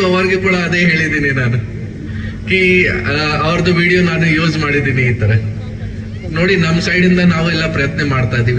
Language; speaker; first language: Kannada; non-native, learner; Hindi